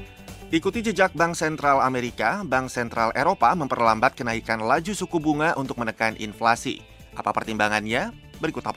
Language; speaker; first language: Indonesian; native; Indonesian